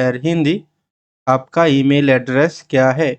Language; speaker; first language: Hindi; non-native, learner; Bangla